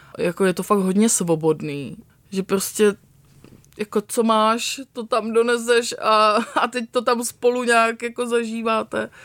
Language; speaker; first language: Czech; native; Czech